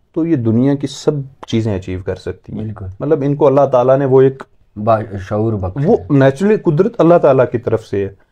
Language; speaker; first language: Hindi; native; Hindi